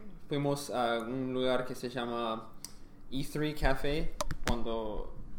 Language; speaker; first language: Spanish; non-native, learner; English